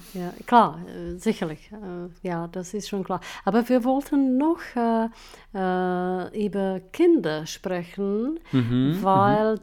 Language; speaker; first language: German; non-native, fluent; Czech